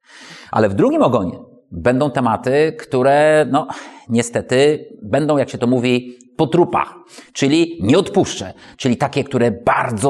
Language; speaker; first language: Polish; native; Polish